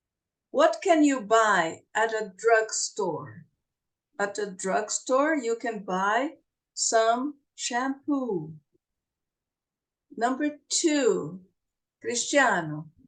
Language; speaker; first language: English; non-native, fluent; Portuguese